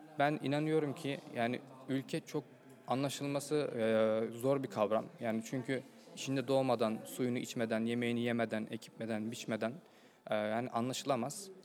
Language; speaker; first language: Turkish; native; Turkish